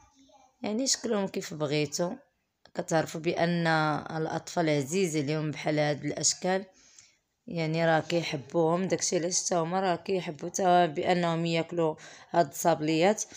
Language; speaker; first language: Arabic; native; Arabic